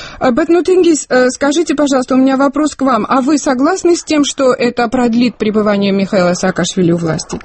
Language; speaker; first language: Russian; non-native, local second language; Georgian